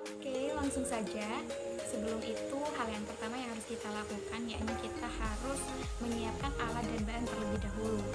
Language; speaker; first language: Indonesian; non-native, local second language; Madurese